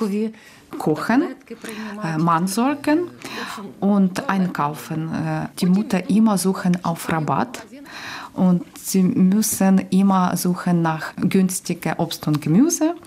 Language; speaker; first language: German; non-native, learner; Ukrainian